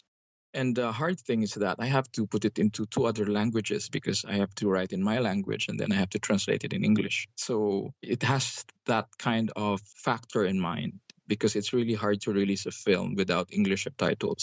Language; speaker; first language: English; non-native, local second language; Hiligaynon